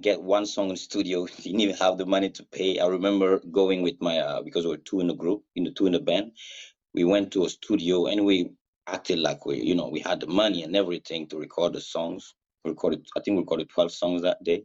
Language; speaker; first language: English; non-native, fluent; Mossi